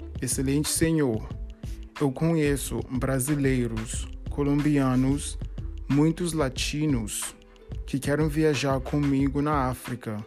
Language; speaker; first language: Portuguese; non-native, learner; English